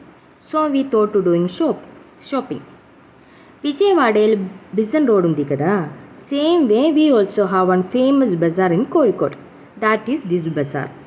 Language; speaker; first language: Telugu; non-native, learner; Malayalam